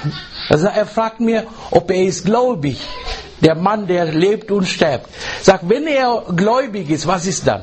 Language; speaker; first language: German; non-native, learner; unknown